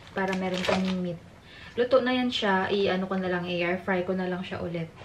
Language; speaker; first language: Filipino; non-native, local second language; Hiligaynon